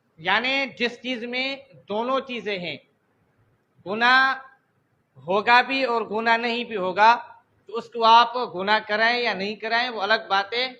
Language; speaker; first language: Urdu; non-native, local second language; Sindhi